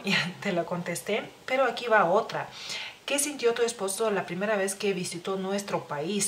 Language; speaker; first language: Spanish; non-native, fluent; Lithuanian